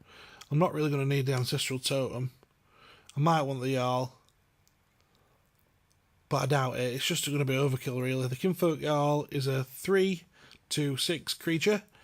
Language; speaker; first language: English; native; English